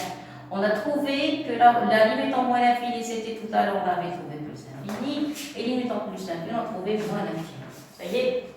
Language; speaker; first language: French; non-native, local second language; Arabic